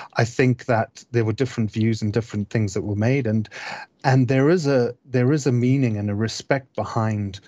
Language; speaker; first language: English; native; English